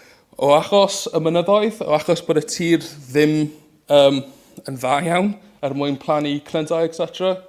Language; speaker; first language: Welsh; native; Welsh